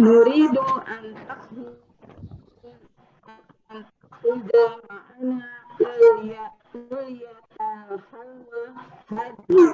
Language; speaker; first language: Arabic; non-native, learner; Indonesian